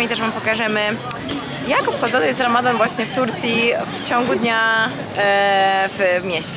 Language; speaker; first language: Polish; native; Polish